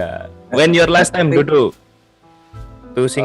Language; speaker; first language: English; non-native, learner; Indonesian